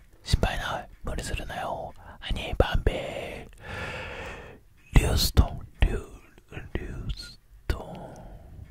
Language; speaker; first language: Japanese; native; Japanese